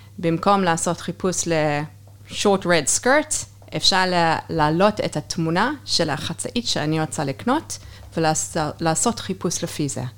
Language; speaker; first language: Hebrew; non-native, fluent; English